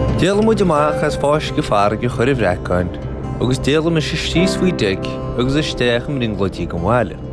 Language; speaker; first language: Irish; native; Irish